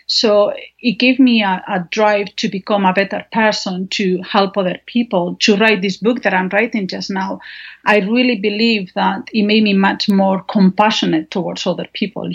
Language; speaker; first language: English; non-native, fluent; Spanish